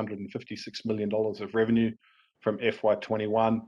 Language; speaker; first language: English; native; English